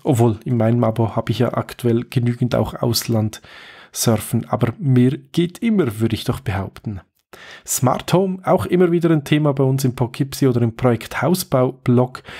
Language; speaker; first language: German; native; German